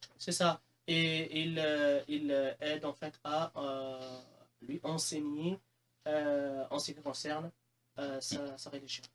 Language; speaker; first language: French; non-native, local second language; Arabic